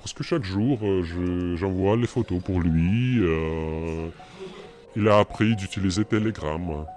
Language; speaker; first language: French; non-native, fluent; Russian